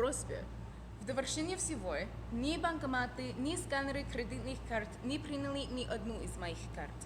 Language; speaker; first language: Russian; non-native, fluent; English